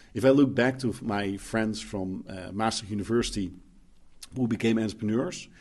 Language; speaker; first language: English; non-native, fluent; Dutch